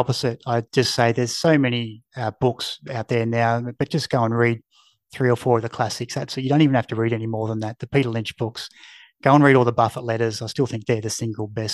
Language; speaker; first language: English; native; English